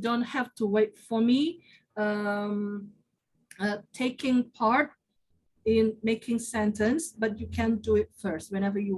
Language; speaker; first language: English; non-native, fluent; Indonesian